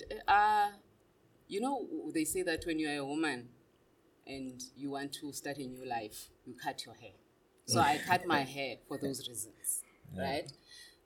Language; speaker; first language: English; non-native, local second language; Xhosa